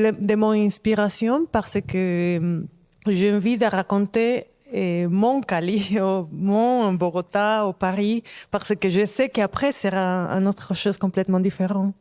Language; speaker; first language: French; non-native, fluent; Spanish